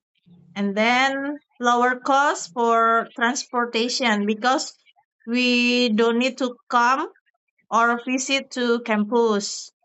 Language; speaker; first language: English; non-native, learner; Indonesian